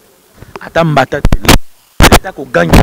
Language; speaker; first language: French; non-native, local second language; Lingala